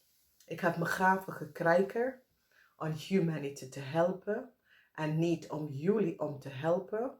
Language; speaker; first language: Dutch; non-native, fluent; English